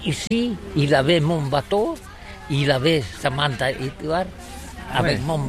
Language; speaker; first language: French; non-native, learner; Catalan